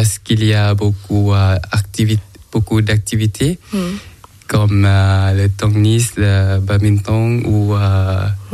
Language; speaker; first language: French; non-native, learner; Thai